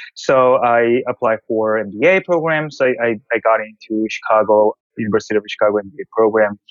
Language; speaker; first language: English; non-native, fluent; Korean